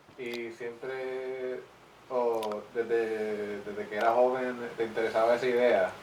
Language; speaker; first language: Spanish; early bilingual, heritage; English